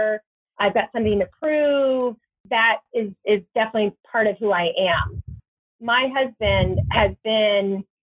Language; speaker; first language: English; native; English